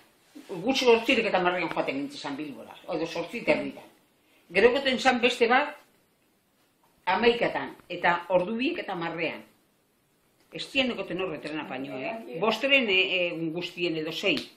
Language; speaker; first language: Basque; native; Basque